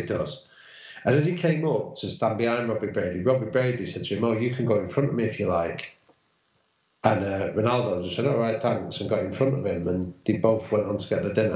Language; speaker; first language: English; native; English